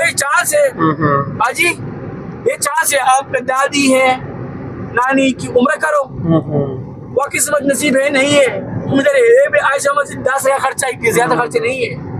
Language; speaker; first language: Hindi; non-native, learner; Baluchi